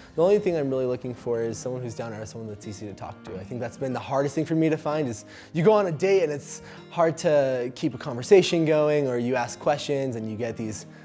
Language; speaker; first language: English; native; English